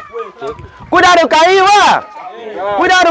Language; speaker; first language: Portuguese; non-native, learner; Vietnamese